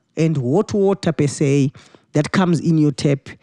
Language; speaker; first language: English; non-native, local second language; Shona